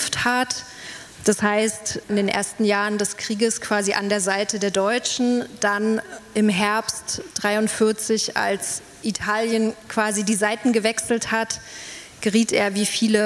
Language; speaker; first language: German; native; German